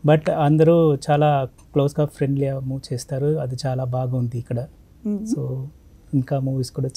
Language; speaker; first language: Telugu; non-native, learner; Tamil